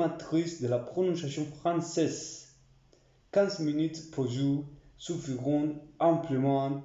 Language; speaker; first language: French; non-native, learner; Spanish